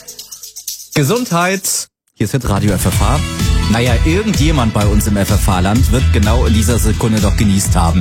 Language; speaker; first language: German; native; German